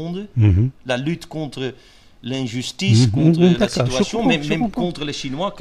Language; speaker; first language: French; non-native, learner; Dutch